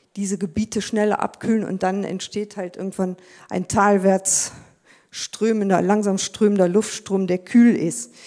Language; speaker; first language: German; native; German